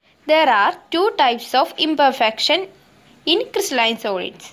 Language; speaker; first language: English; non-native, local second language; Malayalam